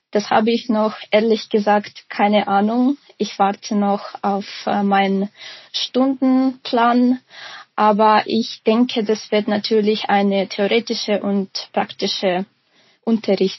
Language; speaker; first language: German; non-native, fluent; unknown